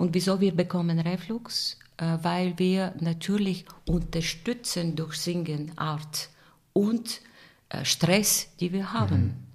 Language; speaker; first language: German; non-native, fluent; Bulgarian